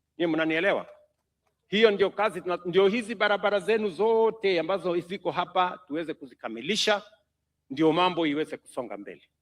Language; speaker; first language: Swahili; non-native, local second language; Kalenjin